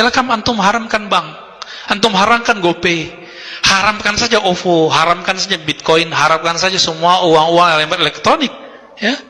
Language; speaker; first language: Indonesian; native; Indonesian